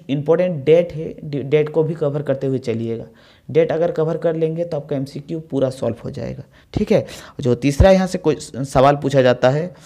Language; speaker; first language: Hindi; native; Hindi